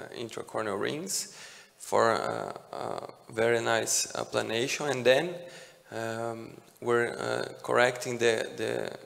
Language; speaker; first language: English; non-native, fluent; Portuguese